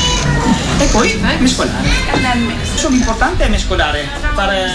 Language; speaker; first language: Italian; non-native, learner; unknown